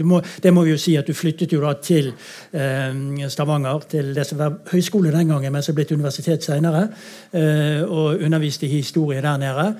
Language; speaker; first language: Norwegian; native; Norwegian